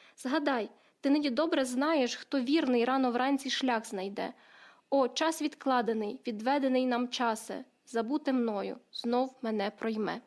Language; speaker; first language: Ukrainian; native; Ukrainian